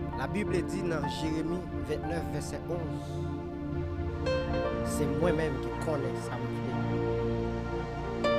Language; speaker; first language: French; non-native, local second language; Haitian Creole